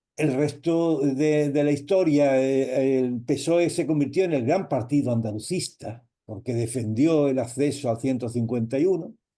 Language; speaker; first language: Spanish; native; Spanish